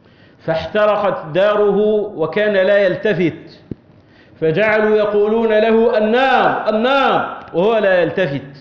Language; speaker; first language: Arabic; native; Arabic